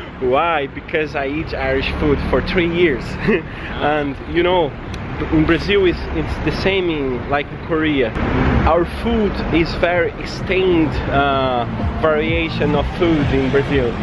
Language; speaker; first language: English; non-native, fluent; Portuguese